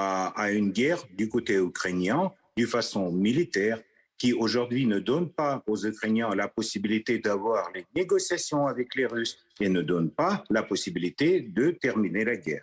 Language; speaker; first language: French; non-native, fluent; Russian